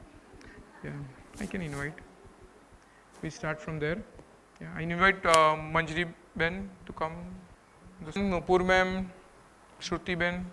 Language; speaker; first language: English; non-native, local second language; Gujarati